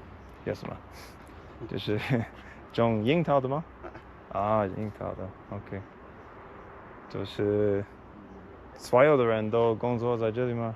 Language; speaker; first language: Chinese; non-native, learner; English